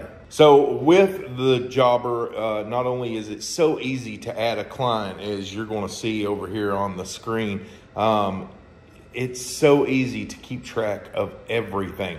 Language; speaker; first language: English; native; English